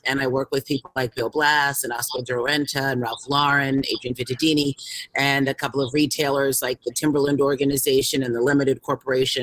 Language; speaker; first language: English; native; English